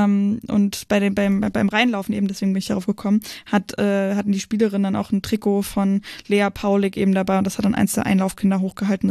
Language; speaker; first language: German; native; German